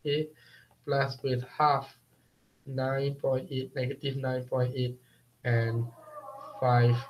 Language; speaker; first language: English; non-native, local second language; Malay